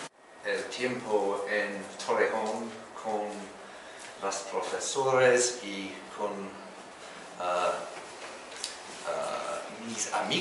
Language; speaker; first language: Spanish; non-native, learner; English